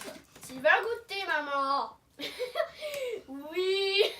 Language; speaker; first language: French; native; French